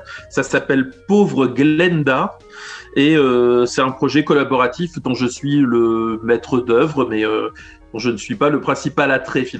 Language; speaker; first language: French; native; French